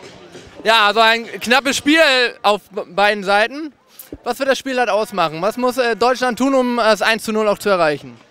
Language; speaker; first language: German; native; German